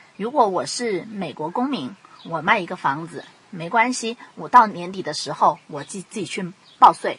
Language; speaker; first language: Chinese; non-native, local second language; Cantonese